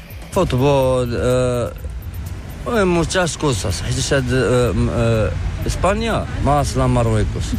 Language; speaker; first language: Spanish; non-native, learner; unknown